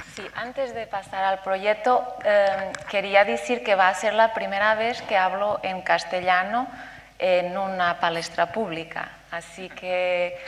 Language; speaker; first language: Spanish; non-native, fluent; Portuguese